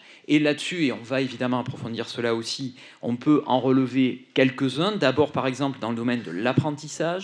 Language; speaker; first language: French; native; French